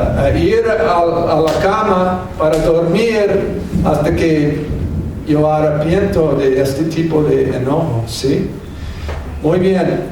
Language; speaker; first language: Spanish; non-native, fluent; English